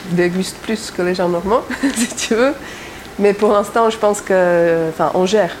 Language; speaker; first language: French; non-native, fluent; Czech